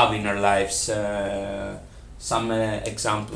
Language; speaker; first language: English; non-native, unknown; Greek